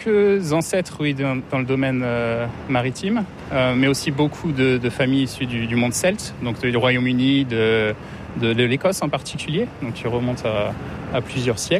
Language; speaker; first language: French; native; French